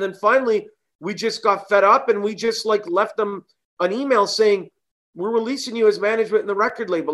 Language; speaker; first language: English; native; English